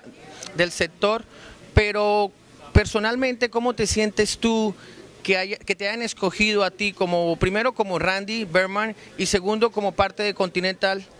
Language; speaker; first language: Spanish; native; Spanish